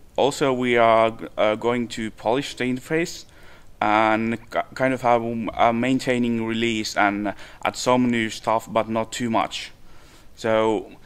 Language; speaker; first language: English; non-native, fluent; Finnish